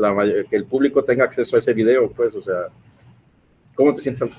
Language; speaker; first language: Spanish; native; Spanish